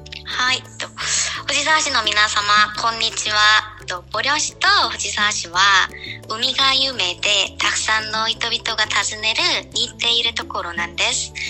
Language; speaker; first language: Japanese; non-native, fluent; Korean